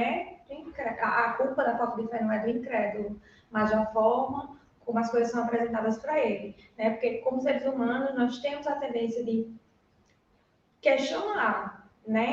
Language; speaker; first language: Portuguese; native; Portuguese